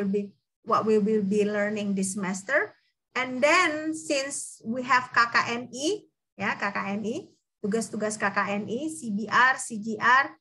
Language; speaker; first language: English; non-native, fluent; Indonesian